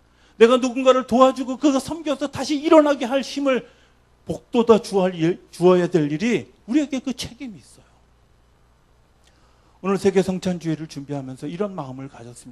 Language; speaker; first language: Korean; native; Korean